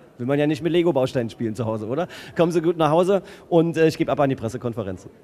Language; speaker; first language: German; native; German